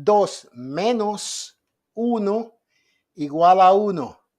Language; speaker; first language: Spanish; native; Spanish